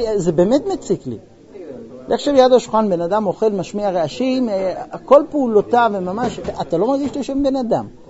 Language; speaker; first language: Hebrew; non-native, fluent; English